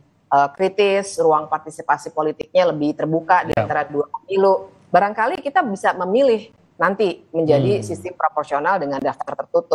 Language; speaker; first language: Indonesian; native; Indonesian